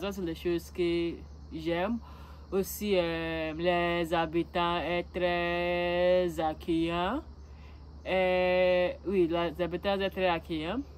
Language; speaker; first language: French; non-native, learner; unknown